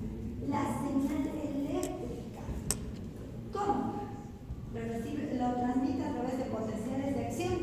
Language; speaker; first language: Spanish; native; Spanish